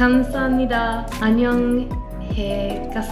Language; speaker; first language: Korean; non-native, learner; English